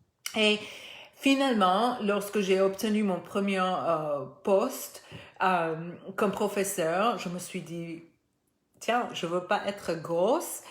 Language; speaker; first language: French; non-native, fluent; Spanish